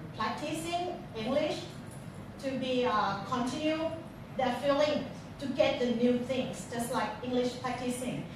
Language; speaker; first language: English; non-native, fluent; Thai